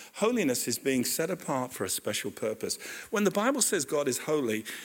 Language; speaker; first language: English; native; English